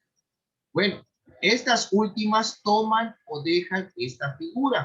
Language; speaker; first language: Spanish; native; Spanish